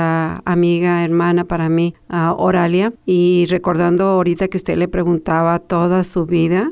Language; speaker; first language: Spanish; native; Spanish